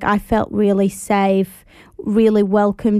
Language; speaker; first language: English; early bilingual, other home language; Arabic